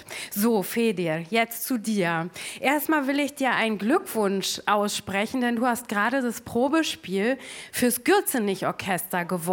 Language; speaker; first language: German; native; German